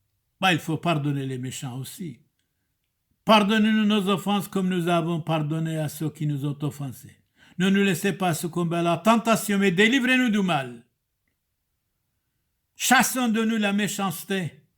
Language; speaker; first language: French; non-native, fluent; Turoyo